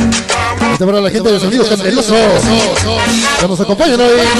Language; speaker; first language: Spanish; native; Spanish